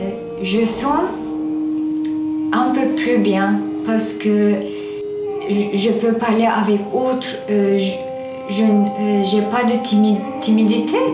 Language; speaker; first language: French; non-native, learner; Turkish